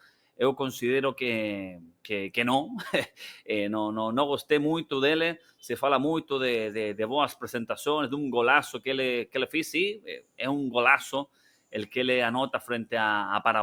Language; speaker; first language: Portuguese; non-native, learner; Spanish